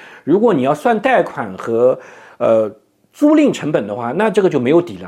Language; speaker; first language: Chinese; native; Chinese